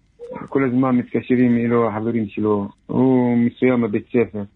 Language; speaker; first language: Hebrew; non-native, local second language; Arabic